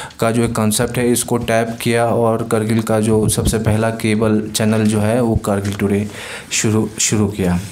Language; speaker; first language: Hindi; non-native, local second language; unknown